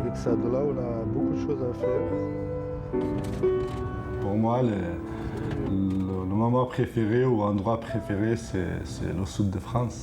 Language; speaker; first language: French; non-native, fluent; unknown